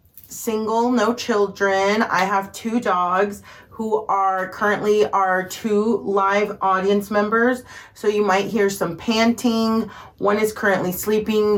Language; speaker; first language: English; early bilingual, other home language; Spanish